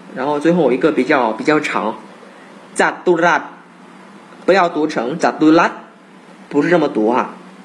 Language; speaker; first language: Chinese; non-native, fluent; Thai